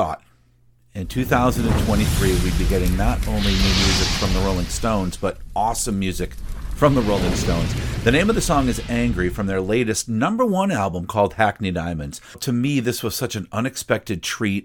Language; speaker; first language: English; native; English